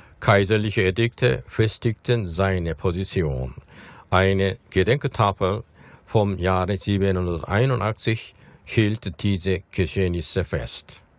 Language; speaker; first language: German; non-native, fluent; Korean